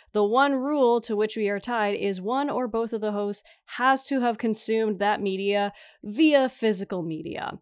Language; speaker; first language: English; native; English